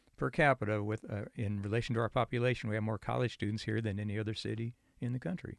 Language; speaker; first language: English; native; English